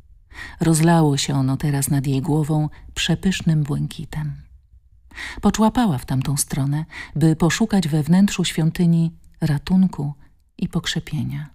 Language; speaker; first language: Polish; native; Polish